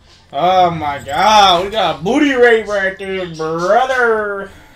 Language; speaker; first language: English; early bilingual, other home language; Spanish